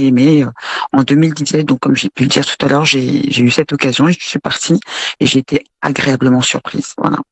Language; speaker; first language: French; early bilingual, other home language; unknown